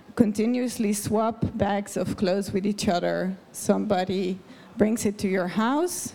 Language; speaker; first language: English; non-native, fluent; Dutch